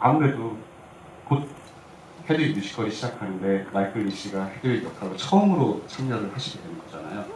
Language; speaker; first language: Korean; native; Korean